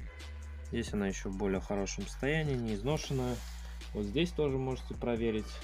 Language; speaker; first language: Russian; native; Russian